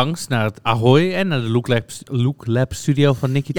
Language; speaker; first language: Dutch; native; Dutch